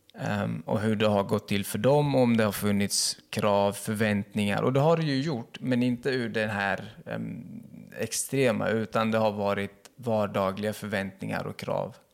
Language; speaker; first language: Swedish; early bilingual, other home language; Kurdish